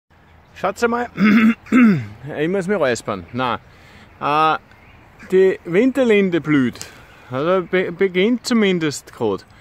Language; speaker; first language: German; native; German